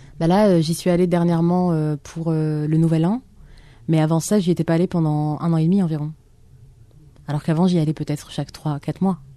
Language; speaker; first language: French; non-native, local second language; Arabic